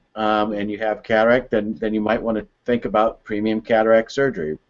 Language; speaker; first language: English; native; English